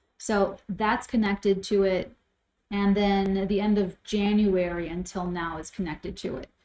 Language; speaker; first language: English; native; English